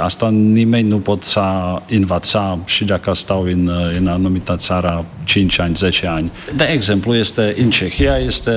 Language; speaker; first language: Romanian; non-native, learner; Czech